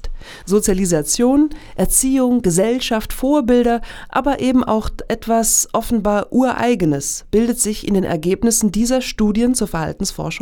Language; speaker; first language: German; native; German